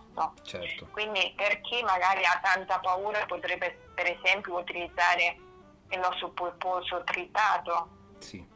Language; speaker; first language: Italian; non-native, fluent; German